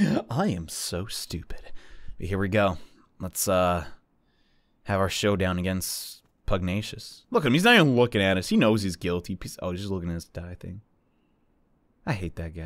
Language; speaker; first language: English; native; English